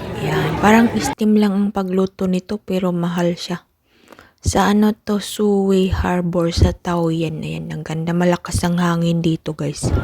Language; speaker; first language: Filipino; non-native, local second language; Hiligaynon